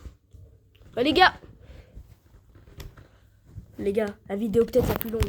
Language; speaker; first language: French; native; French